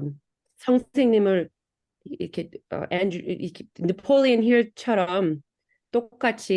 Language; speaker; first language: Korean; early bilingual, heritage; Korean